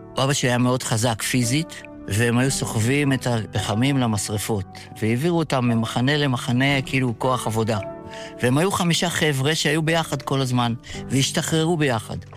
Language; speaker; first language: Hebrew; early bilingual, other home language; Yiddish